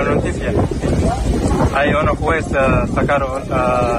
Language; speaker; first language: Spanish; non-native, learner; Arabic